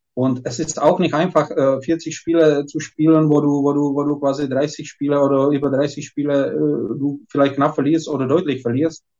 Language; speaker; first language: German; non-native, fluent; Czech